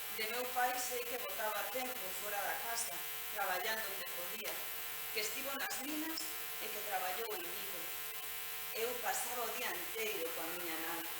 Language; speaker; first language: Galician; native; Galician